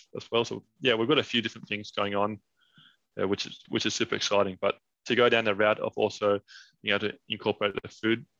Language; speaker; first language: English; non-native, fluent; Danish